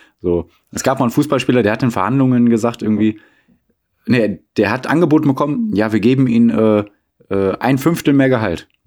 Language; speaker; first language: German; native; German